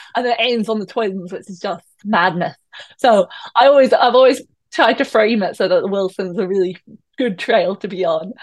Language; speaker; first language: English; native; English